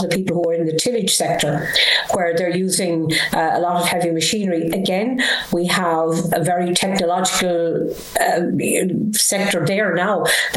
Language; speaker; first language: English; native; English